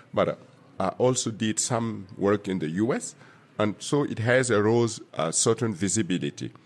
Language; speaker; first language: English; non-native, fluent; Mossi